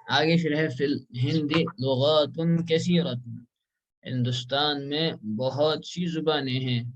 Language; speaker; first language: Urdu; non-native, local second language; Kashmiri